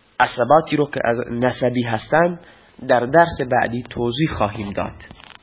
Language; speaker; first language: Persian; non-native, local second language; Baluchi